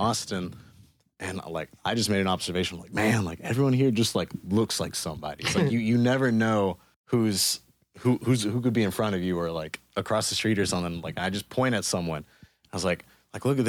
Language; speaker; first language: English; native; English